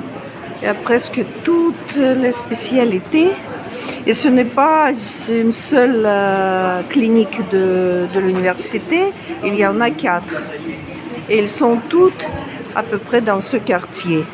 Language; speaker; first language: French; non-native, fluent; Russian